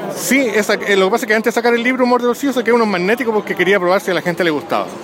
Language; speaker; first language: Spanish; native; Spanish